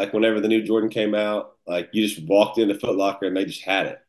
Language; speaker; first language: English; native; English